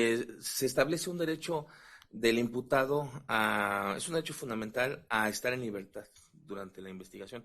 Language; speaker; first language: Spanish; native; Spanish